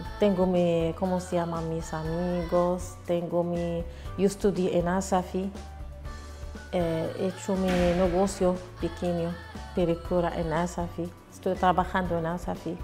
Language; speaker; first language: Spanish; non-native, learner; Arabic